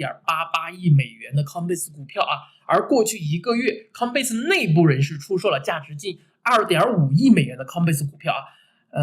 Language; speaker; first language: Chinese; native; Chinese